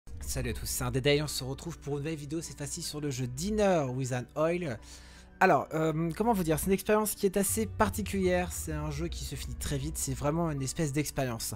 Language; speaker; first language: French; native; French